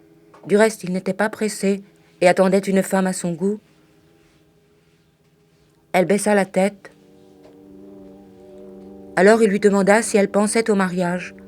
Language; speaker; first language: French; native; French